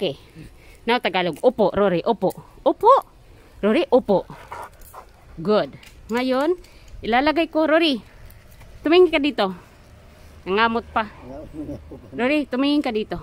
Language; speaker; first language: Filipino; non-native, local second language; Waray